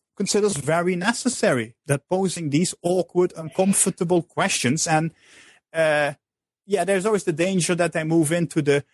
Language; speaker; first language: English; non-native, fluent; Dutch